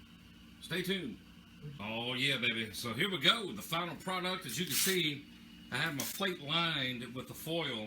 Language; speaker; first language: English; native; English